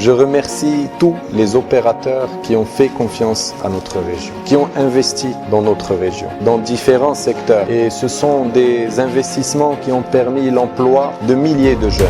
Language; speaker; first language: French; non-native, local second language; Arabic